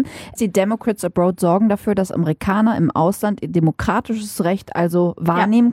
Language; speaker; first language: German; native; German